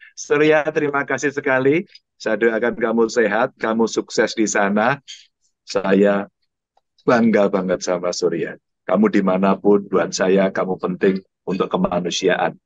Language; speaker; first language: Indonesian; native; Indonesian